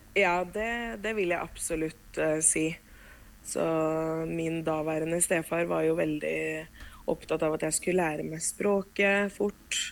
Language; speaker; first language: Norwegian; early bilingual, other home language; Spanish